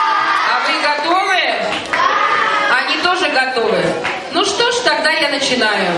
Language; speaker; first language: Russian; native; Russian